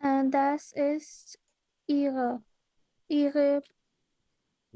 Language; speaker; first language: German; non-native, learner; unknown